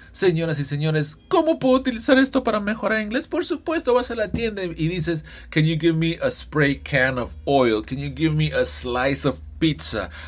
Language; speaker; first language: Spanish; early bilingual, heritage; Spanish